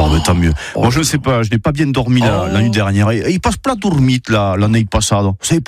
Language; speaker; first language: French; native; French